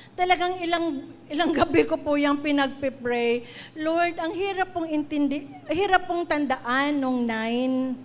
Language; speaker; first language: Filipino; non-native, local second language; Cebuano